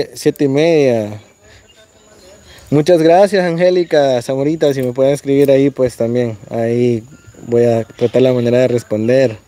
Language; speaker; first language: Spanish; native; Spanish